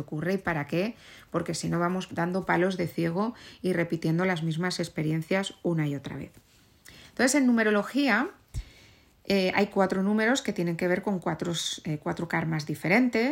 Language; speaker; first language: Spanish; native; Spanish